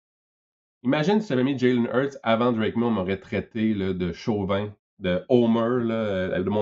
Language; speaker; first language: French; native; French